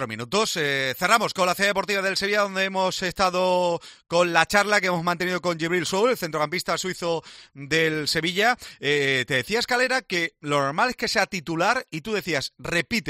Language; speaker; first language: Spanish; native; Spanish